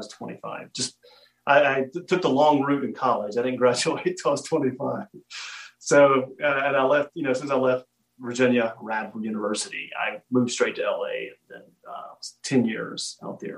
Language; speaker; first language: English; native; English